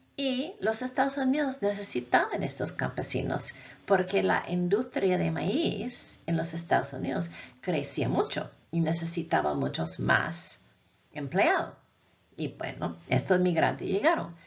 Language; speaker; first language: Spanish; non-native, fluent; English